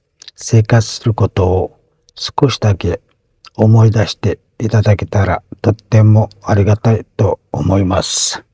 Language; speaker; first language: Japanese; non-native, fluent; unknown